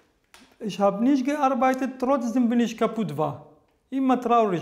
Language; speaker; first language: German; non-native, learner; Kurdish